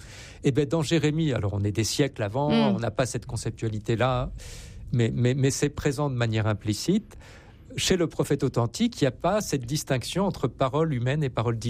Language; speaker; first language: French; native; French